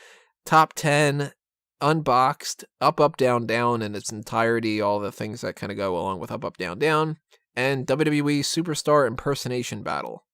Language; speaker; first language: English; native; English